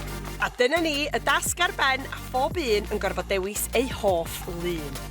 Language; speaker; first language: Welsh; native; Welsh